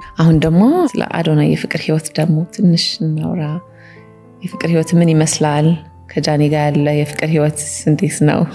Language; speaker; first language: Amharic; native; Amharic